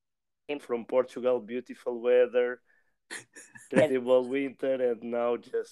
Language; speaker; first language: English; non-native, learner; Portuguese